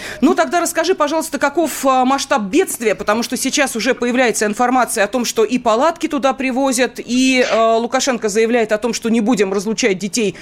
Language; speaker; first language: Russian; native; Russian